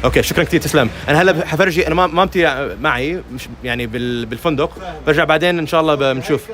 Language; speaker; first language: Arabic; early bilingual, heritage; Arabic